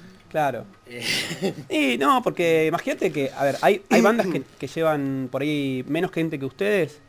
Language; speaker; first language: Spanish; native; Spanish